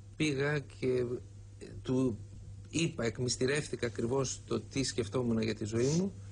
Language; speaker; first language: Greek; native; Greek